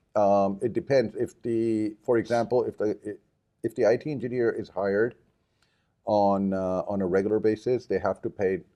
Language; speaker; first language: English; early bilingual, other home language; Japanese